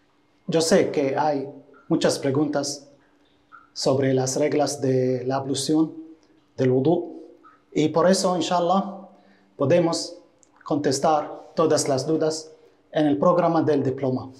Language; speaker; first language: Spanish; non-native, fluent; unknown